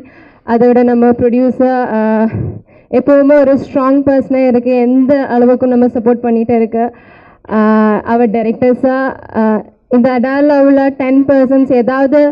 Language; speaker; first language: Tamil; non-native, learner; Malayalam